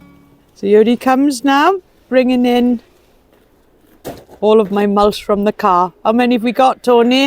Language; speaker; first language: English; native; English